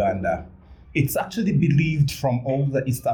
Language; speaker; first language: English; non-native, local second language; Ganda